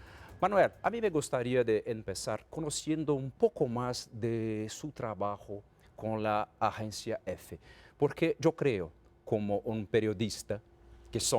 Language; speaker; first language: Spanish; non-native, fluent; Portuguese